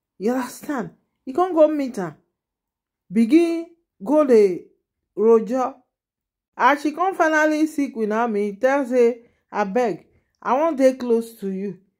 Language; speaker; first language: Nigerian Pidgin; non-native, local second language; Yoruba